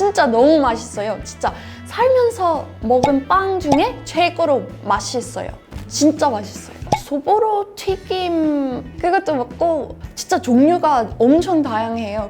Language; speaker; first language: Korean; non-native, fluent; English